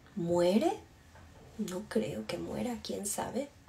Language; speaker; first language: Spanish; native; Spanish